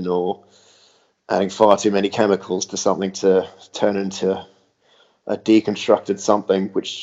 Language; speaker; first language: English; native; English